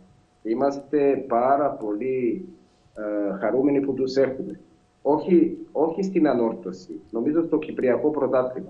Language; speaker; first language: Greek; non-native, fluent; Serbian